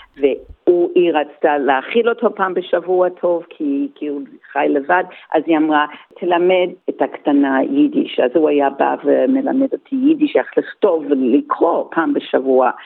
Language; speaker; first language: Hebrew; non-native, fluent; Yiddish